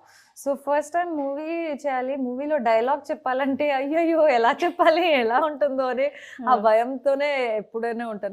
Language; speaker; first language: Telugu; non-native, fluent; Kannada